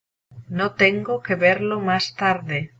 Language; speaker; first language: Spanish; non-native, learner; English